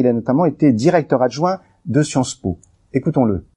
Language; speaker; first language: French; native; French